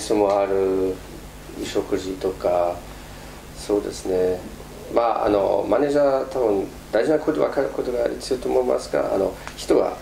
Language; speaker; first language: Japanese; non-native, fluent; German